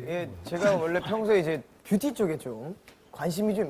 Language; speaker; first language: Korean; native; Korean